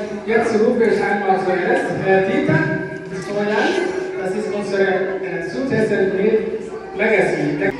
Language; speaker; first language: German; non-native, learner; Somali